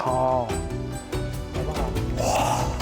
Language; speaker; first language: Chinese; non-native, learner; English